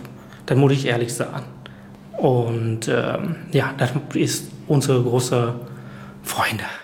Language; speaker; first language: German; non-native, fluent; Vietnamese